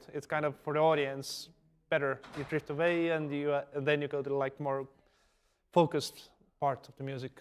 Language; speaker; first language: English; non-native, fluent; Estonian